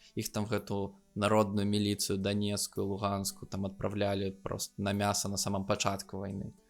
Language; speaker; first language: Belarusian; non-native, local second language; Russian